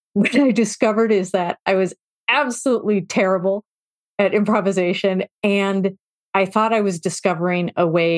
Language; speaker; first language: English; native; English